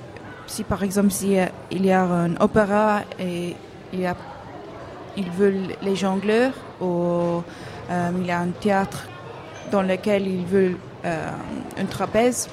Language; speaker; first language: French; non-native, fluent; Hebrew